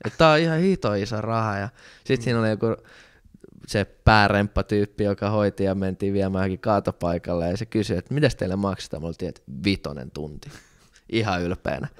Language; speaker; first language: Finnish; native; Finnish